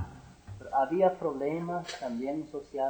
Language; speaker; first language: Spanish; non-native, fluent; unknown